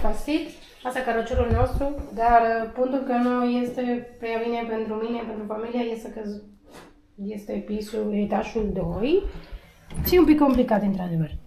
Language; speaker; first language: Romanian; non-native, learner; Spanish